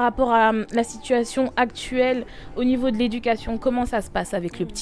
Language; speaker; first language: French; native; French